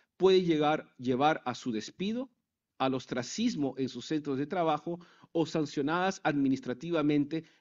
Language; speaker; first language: Spanish; native; Spanish